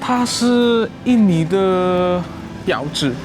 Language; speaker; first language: Chinese; non-native, fluent; Javanese